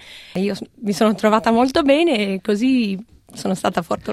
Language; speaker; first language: Italian; non-native, fluent; English